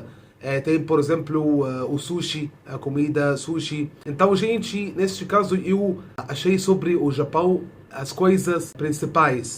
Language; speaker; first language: Portuguese; non-native, fluent; Arabic